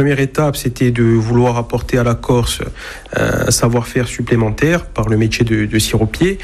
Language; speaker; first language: French; native; French